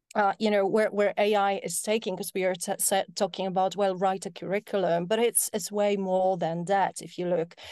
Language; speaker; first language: English; non-native, fluent; Polish